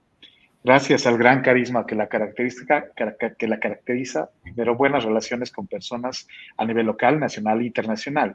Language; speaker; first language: Spanish; native; Spanish